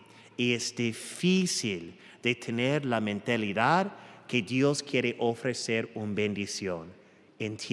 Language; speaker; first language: Spanish; non-native, fluent; English